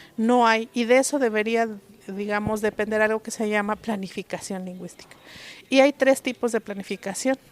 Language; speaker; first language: Spanish; non-native, local second language; Mixtepec Mixtec